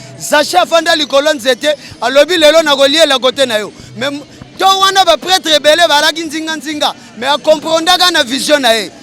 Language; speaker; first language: Lingala; native; Lingala